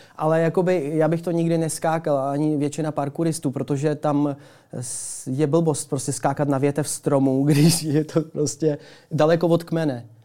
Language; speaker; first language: Czech; early bilingual, other home language; Ukrainian